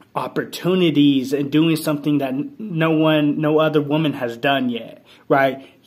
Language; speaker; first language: English; native; English